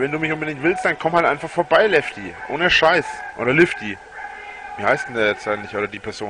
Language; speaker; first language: German; native; German